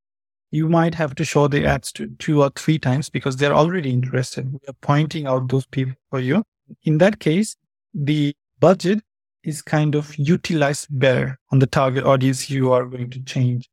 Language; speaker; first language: English; non-native, fluent; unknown